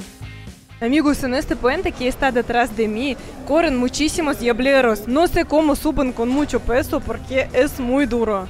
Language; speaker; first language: Spanish; non-native, fluent; Russian